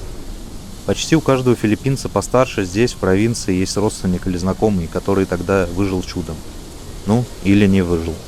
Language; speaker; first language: Russian; native; Russian